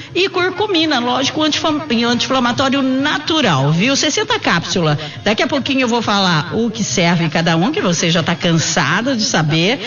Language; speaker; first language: Portuguese; native; Portuguese